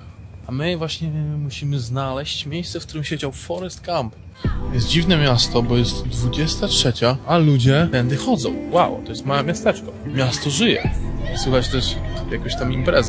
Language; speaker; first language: Polish; native; Polish